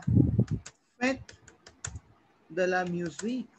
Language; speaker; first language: French; non-native, learner; Hindi